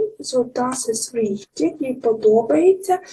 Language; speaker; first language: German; non-native, fluent; Ukrainian